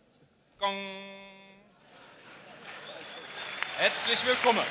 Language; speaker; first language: German; native; German